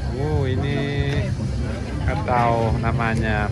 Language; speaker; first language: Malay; non-native, fluent; Catalan